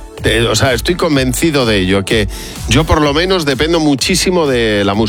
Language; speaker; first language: Spanish; native; Spanish